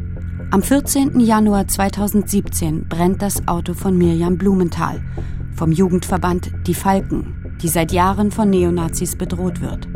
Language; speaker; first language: German; native; German